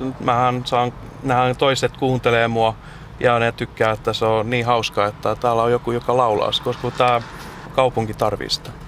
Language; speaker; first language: Finnish; early bilingual, heritage; Finnish